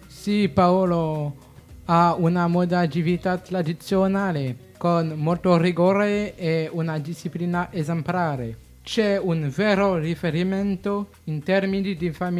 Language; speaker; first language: Italian; non-native, learner; French